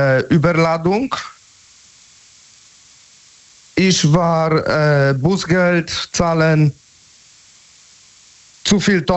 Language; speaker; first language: German; non-native, learner; Polish